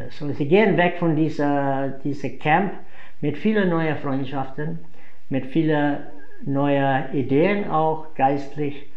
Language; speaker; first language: German; non-native, fluent; English